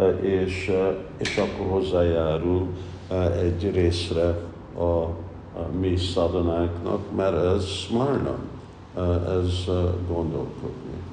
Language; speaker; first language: Hungarian; early bilingual, heritage; Hungarian